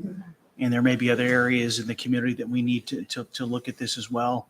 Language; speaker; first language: English; native; English